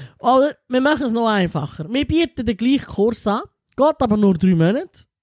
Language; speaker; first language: German; early bilingual, other home language; Italian